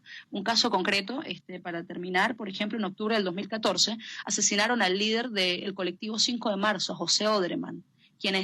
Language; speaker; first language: Spanish; native; Spanish